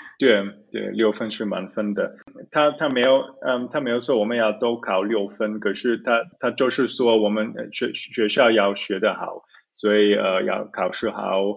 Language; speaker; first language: Chinese; early bilingual, heritage; Chinese